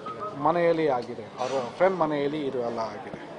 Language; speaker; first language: Kannada; non-native, fluent; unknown